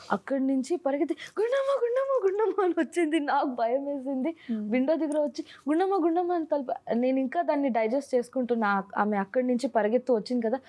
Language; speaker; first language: Telugu; non-native, local second language; Kannada